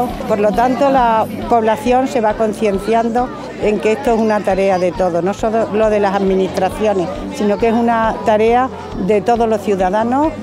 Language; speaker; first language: Spanish; native; Spanish